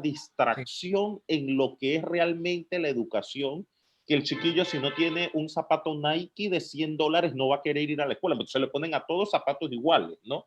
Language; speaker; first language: Spanish; native; Spanish